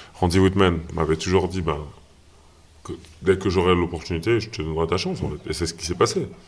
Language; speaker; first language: French; native; French